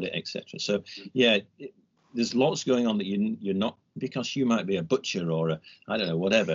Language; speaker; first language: English; native; English